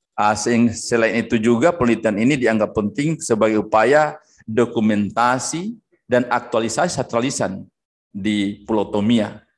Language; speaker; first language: Indonesian; native; Indonesian